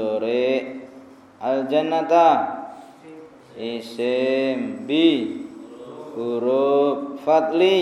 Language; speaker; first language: Arabic; non-native, learner; Indonesian